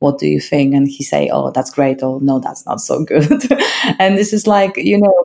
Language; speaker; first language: English; non-native, fluent; Polish